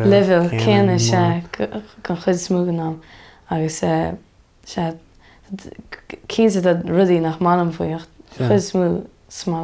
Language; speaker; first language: Irish; native; Irish